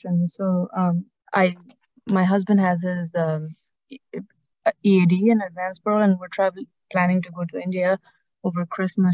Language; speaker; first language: English; non-native, local second language; Nepali